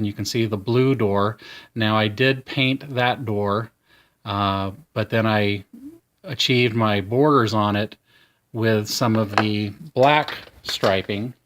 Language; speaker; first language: English; native; English